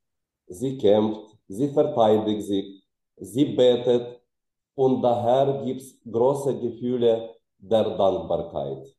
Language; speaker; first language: German; non-native, fluent; Ukrainian